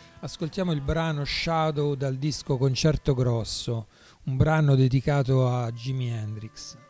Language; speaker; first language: Italian; native; Italian